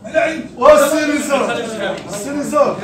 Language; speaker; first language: Arabic; native; Arabic